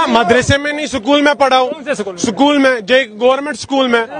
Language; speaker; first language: Hindi; non-native, local second language; Kashmiri